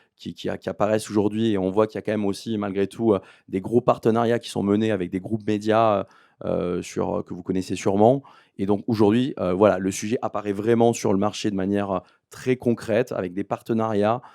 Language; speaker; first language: French; native; French